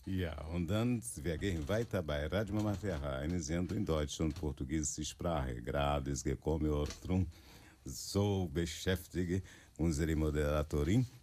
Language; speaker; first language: German; non-native, learner; Portuguese